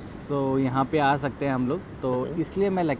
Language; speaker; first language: Hindi; native; Hindi